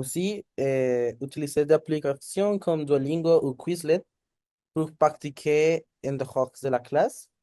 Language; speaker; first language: French; non-native, learner; Spanish